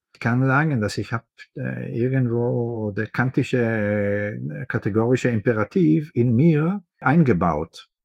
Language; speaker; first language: German; non-native, fluent; Hebrew